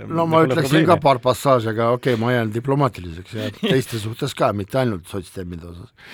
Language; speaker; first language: Estonian; non-native, local second language; Russian